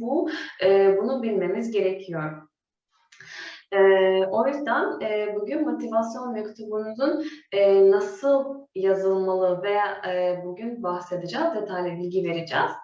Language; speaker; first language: Turkish; non-native, fluent; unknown